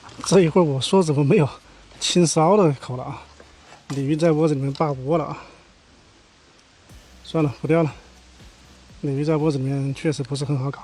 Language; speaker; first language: Chinese; native; Chinese